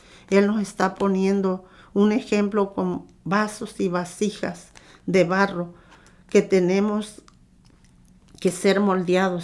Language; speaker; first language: Spanish; native; Spanish